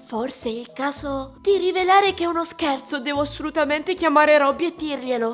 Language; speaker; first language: Italian; native; Italian